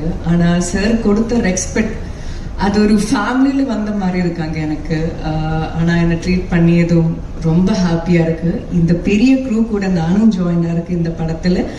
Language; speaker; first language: Tamil; non-native, learner; Malayalam